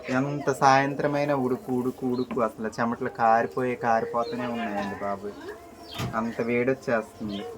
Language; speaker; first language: Telugu; non-native, local second language; Koya